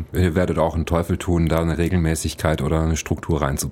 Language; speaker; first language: German; native; German